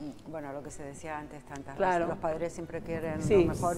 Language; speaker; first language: Spanish; native; Spanish